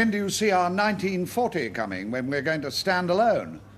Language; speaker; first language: English; native; English